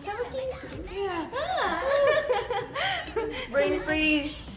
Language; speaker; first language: Japanese; non-native, learner; Indonesian